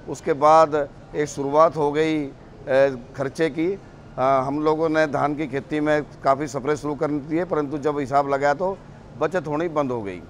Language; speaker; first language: Hindi; native; Hindi